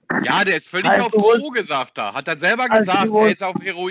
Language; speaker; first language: German; native; German